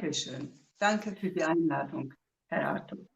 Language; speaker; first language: German; non-native, fluent; Zaza